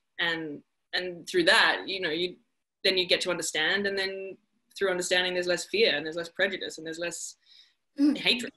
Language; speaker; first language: English; native; English